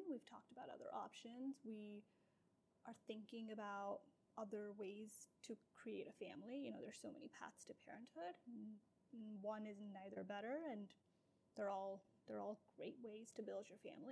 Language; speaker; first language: English; non-native, local second language; Urdu